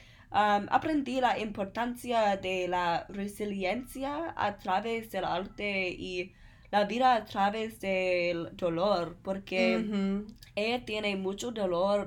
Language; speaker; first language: Spanish; non-native, learner; English